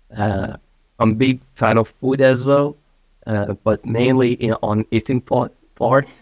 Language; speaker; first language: English; non-native, fluent; Persian